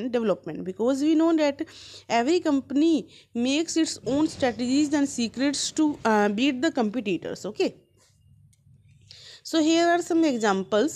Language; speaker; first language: English; non-native, local second language; Hindi